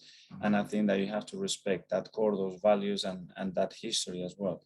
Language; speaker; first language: English; non-native, fluent; Spanish